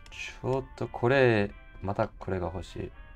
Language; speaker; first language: Japanese; non-native, learner; English